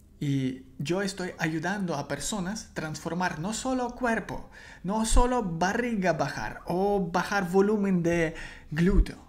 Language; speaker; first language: Spanish; non-native, learner; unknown